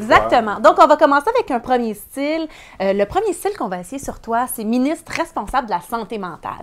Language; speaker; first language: French; native; French